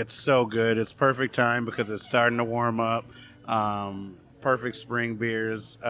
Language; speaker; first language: English; native; English